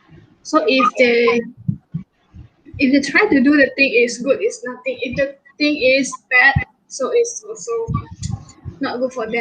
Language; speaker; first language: English; non-native, local second language; Malay